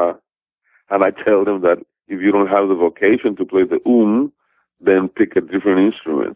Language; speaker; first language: English; non-native, fluent; Spanish